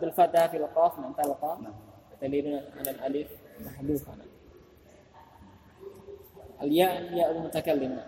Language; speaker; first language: Arabic; non-native, fluent; Indonesian